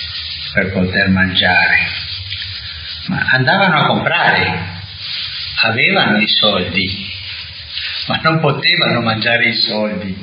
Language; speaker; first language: Italian; non-native, fluent; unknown